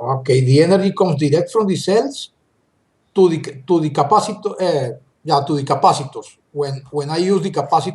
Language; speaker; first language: English; non-native, learner; Spanish